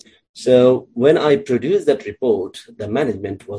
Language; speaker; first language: English; non-native, local second language; Bangla